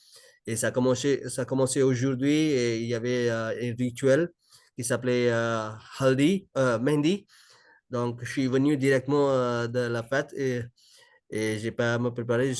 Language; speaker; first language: French; non-native, learner; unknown